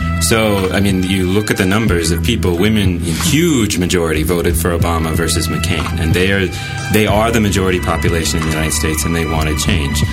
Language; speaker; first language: English; native; English